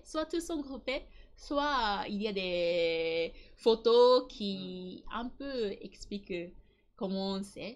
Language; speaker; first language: French; non-native, learner; Japanese